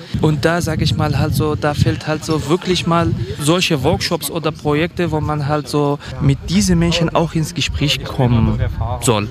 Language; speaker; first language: German; non-native, fluent; Kurdish